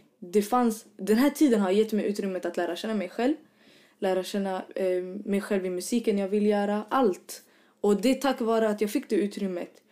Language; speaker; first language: Swedish; early bilingual, other home language; Arabic